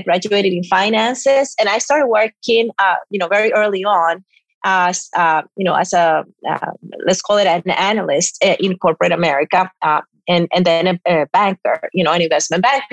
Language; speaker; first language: English; non-native, fluent; Spanish